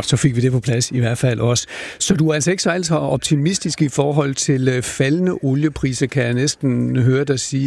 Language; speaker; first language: Danish; native; Danish